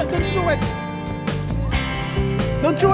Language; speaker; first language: English; non-native, local second language; Filipino